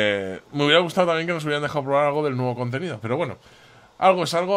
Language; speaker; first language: Spanish; native; Spanish